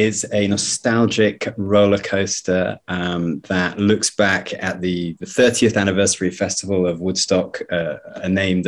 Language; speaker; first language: English; native; English